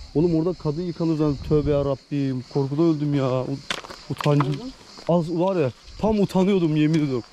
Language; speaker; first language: Turkish; native; Turkish